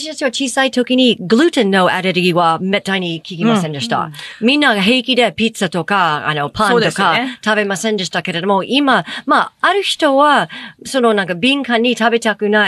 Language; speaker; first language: Japanese; non-native, fluent; English